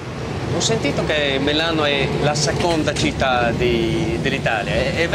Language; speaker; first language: Italian; non-native, learner; English